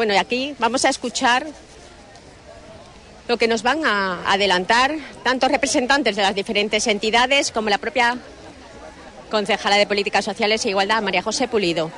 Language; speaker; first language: Spanish; native; Spanish